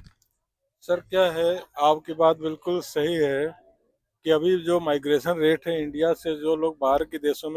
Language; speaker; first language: Hindi; native; Hindi